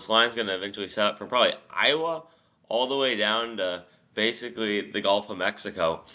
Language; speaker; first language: English; native; English